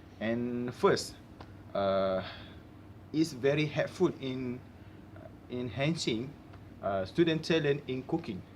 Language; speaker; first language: English; non-native, learner; Malay